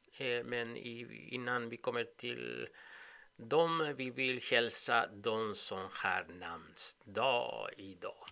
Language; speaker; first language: Swedish; non-native, fluent; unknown